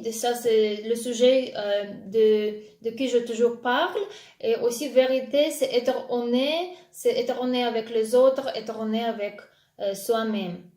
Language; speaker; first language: French; non-native, fluent; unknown